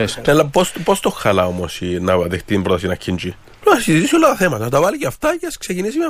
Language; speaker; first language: Greek; native; Greek